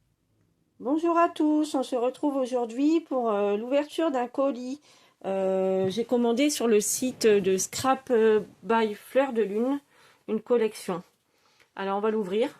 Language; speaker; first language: French; native; French